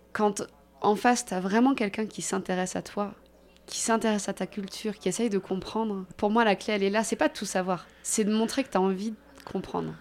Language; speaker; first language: French; native; French